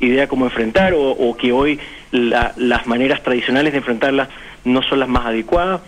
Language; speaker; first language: Spanish; native; Spanish